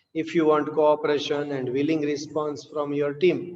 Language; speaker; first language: English; non-native, local second language; Gujarati